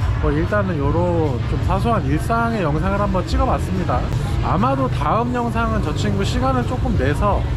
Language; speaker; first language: Korean; native; Korean